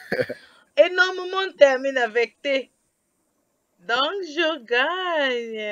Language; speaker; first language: French; non-native, fluent; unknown